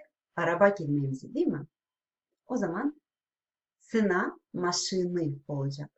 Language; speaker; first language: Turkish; non-native, fluent; Russian